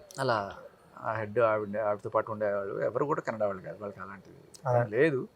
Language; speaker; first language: Telugu; native; Telugu